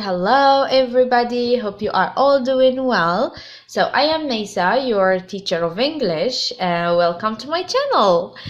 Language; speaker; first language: English; non-native, fluent; Arabic